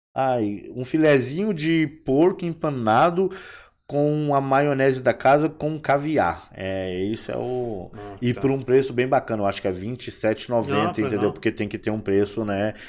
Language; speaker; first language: Portuguese; native; Portuguese